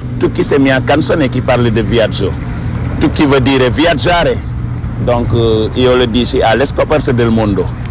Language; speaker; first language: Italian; non-native, learner; Wolof